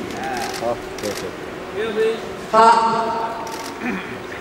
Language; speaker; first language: Japanese; non-native, learner; Chinese